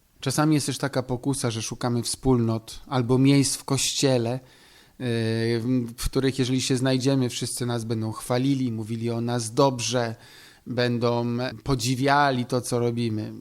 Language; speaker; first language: Polish; native; Polish